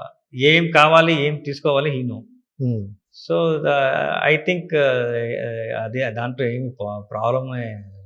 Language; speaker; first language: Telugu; non-native, learner; Kannada